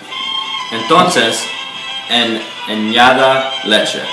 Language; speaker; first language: Spanish; non-native, learner; English